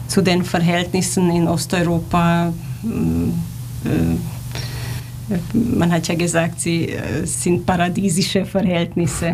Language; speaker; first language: German; non-native, fluent; Romanian